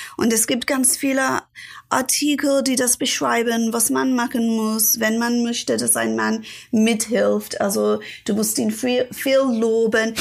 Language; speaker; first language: German; non-native, fluent; English